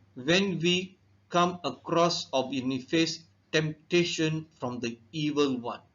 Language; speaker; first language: English; non-native, local second language; Tamil